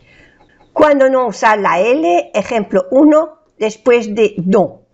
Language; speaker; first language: Spanish; non-native, fluent; French